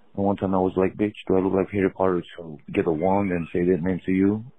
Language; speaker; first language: English; non-native, fluent; Romanian